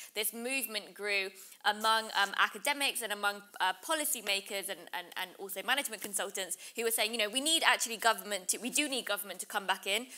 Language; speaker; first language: English; native; English